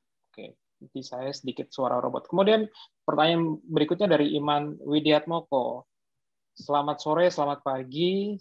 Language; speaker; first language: Indonesian; native; Indonesian